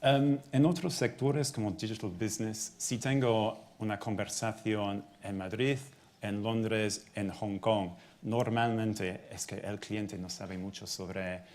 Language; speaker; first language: Spanish; non-native, fluent; English